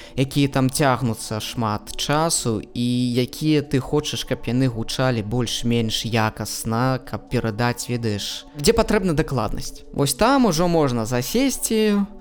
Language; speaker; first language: Belarusian; non-native, local second language; Russian